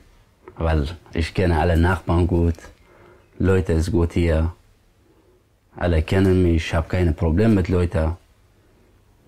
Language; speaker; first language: German; non-native, learner; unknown